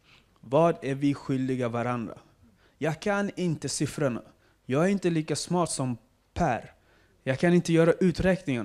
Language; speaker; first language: Swedish; non-native, fluent; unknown